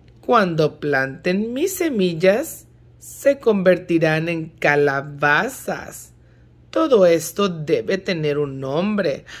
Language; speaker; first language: Spanish; early bilingual, heritage; Spanish